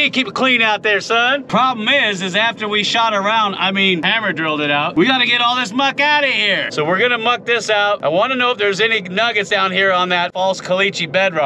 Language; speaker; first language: English; native; English